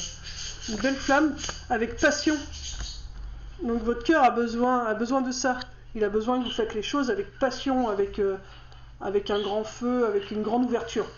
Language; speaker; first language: French; native; French